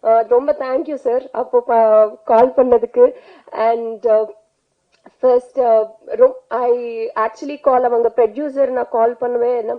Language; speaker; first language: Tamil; non-native, learner; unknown